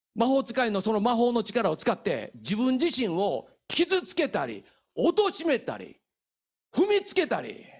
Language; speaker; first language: Japanese; native; Japanese